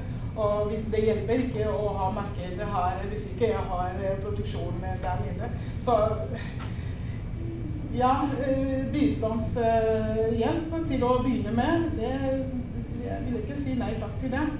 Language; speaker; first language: Norwegian; non-native, fluent; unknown